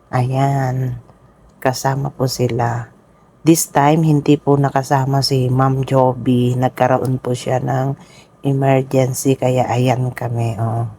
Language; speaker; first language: Filipino; non-native, local second language; Iloko